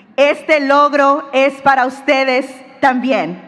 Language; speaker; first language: Spanish; early bilingual, other home language; English